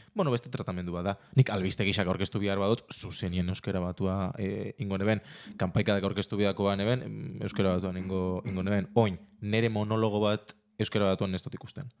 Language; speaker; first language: Basque; native; Basque